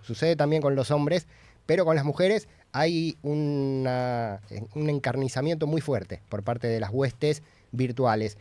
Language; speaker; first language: Spanish; native; Spanish